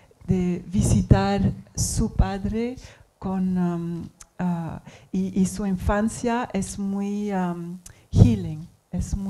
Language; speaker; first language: Spanish; non-native, learner; English